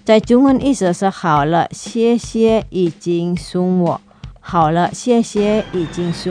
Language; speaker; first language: Chinese; non-native, fluent; Indonesian